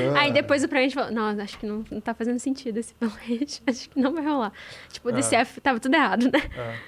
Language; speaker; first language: Portuguese; native; Portuguese